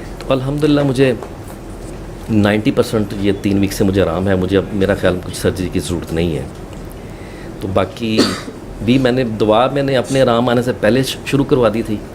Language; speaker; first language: Urdu; native; Urdu